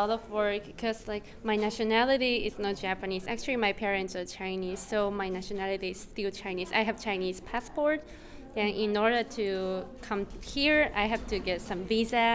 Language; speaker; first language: English; non-native, fluent; Japanese